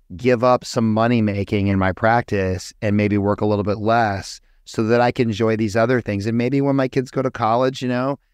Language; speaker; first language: English; native; English